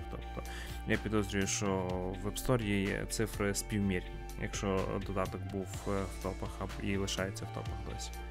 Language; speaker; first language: Ukrainian; native; Ukrainian